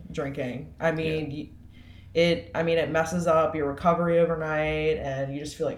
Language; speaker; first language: English; native; English